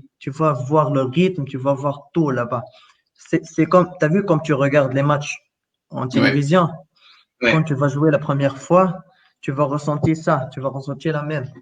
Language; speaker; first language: French; non-native, local second language; Arabic